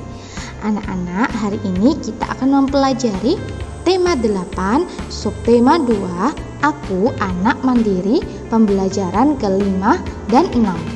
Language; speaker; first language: Indonesian; native; Indonesian